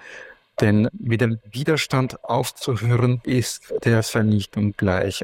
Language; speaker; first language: German; non-native, fluent; Ukrainian